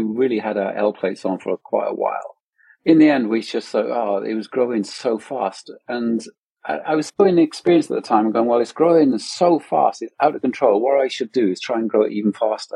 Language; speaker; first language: English; native; English